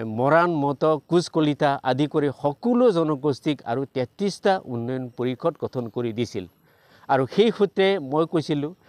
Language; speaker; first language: Assamese; non-native, local second language; Bodo